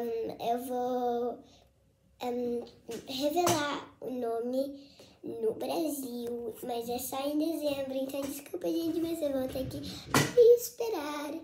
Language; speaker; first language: Portuguese; early bilingual, heritage; Portuguese